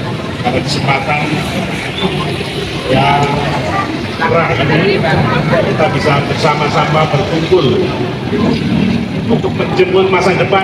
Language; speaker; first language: Indonesian; native; Indonesian